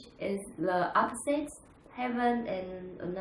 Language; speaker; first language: English; non-native, learner; Chinese